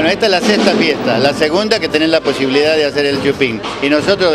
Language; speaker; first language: Spanish; native; Spanish